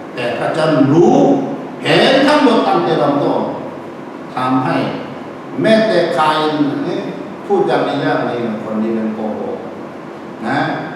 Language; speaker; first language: Thai; non-native, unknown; Korean